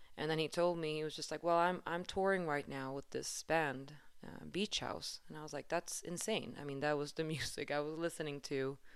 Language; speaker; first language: English; non-native, fluent; Swedish